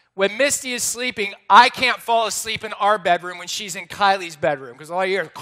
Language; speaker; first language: English; native; English